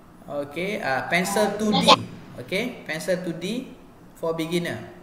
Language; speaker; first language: English; non-native, local second language; Malay